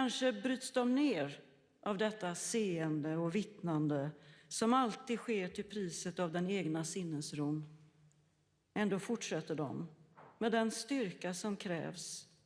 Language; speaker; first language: Swedish; native; Swedish